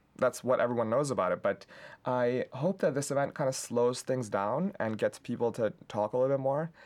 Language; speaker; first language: English; non-native, local second language; Urdu